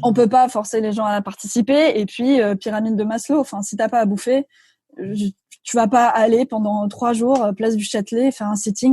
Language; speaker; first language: French; native; French